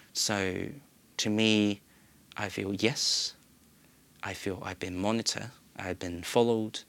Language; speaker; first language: English; non-native, local second language; Cantonese